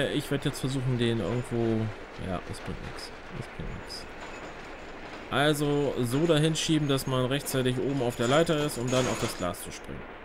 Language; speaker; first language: German; native; German